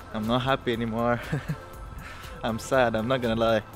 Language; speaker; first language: English; native; English